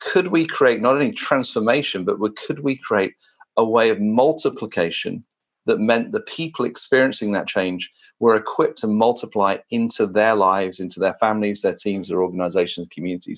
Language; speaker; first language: English; native; English